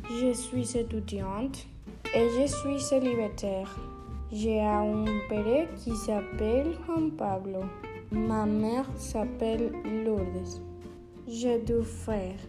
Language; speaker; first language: French; non-native, learner; Spanish